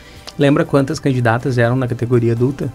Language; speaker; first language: Portuguese; native; Portuguese